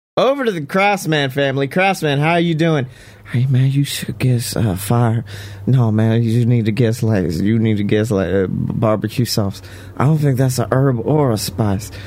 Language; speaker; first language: English; native; English